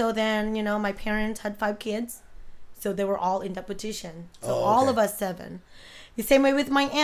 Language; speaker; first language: English; non-native, local second language; Iloko